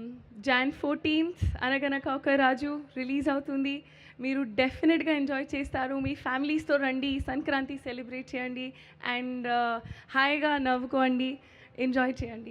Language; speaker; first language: Telugu; non-native, learner; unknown